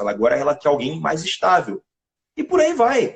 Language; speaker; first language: Portuguese; native; Portuguese